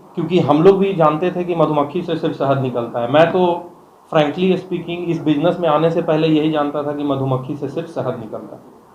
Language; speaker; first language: Hindi; native; Hindi